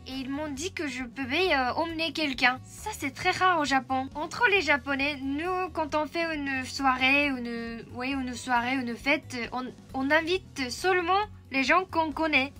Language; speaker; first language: French; non-native, fluent; Japanese